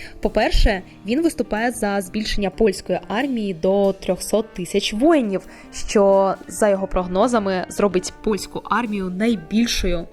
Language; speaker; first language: Ukrainian; native; Ukrainian